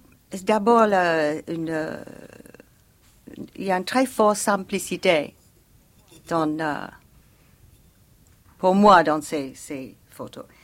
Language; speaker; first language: French; non-native, fluent; English